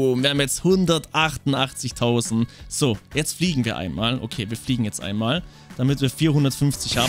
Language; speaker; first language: German; native; German